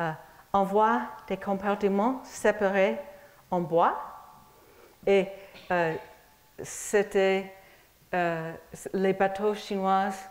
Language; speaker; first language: French; non-native, fluent; English